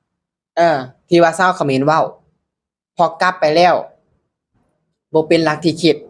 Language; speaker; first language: Thai; non-native, local second language; Lao